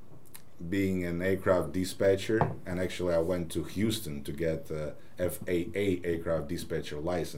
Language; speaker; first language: English; non-native, fluent; Ukrainian